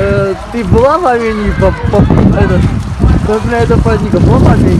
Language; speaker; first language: Russian; non-native, local second language; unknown